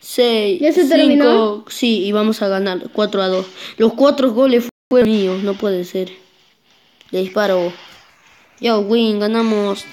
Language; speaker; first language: Spanish; native; Spanish